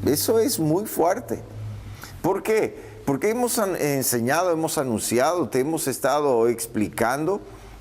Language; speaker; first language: Spanish; native; Spanish